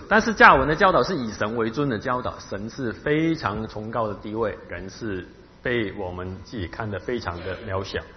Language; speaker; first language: Chinese; non-native, local second language; Cantonese